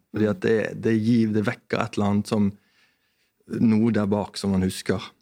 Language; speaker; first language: Norwegian; native; Norwegian